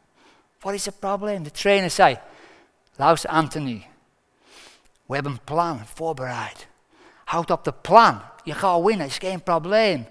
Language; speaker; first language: Dutch; non-native, fluent; English